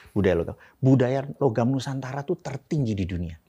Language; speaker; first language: Indonesian; non-native, local second language; Javanese